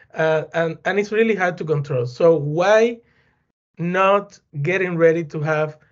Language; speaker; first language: English; non-native, fluent; Spanish